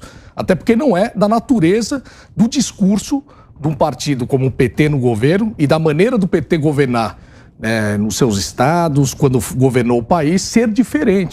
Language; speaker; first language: Portuguese; native; Portuguese